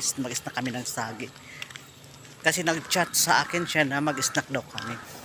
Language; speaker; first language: Filipino; native; Filipino